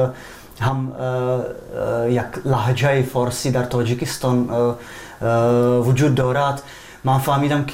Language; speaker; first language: Persian; non-native, fluent; Czech